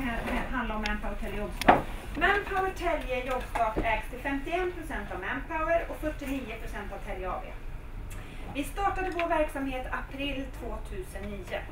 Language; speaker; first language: Swedish; native; Swedish